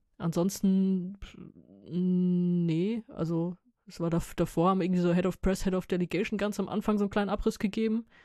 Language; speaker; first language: German; native; German